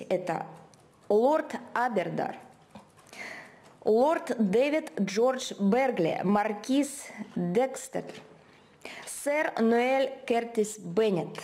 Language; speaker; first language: Russian; native; Russian